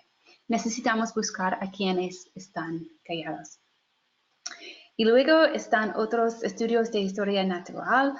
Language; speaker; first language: Spanish; non-native, fluent; English